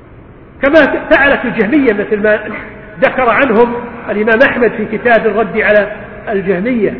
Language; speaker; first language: Arabic; native; Arabic